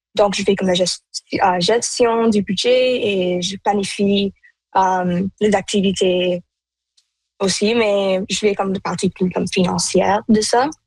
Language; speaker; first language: French; non-native, local second language; Punjabi